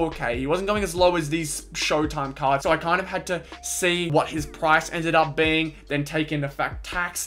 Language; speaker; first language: English; native; English